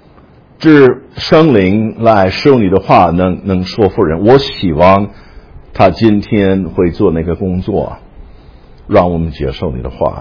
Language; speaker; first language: Chinese; non-native, fluent; English